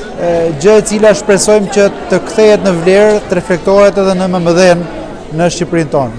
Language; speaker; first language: Albanian; native; Albanian